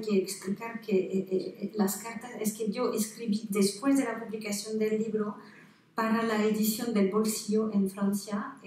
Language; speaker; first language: Spanish; non-native, fluent; French